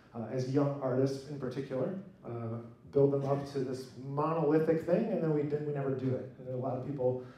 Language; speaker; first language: English; native; English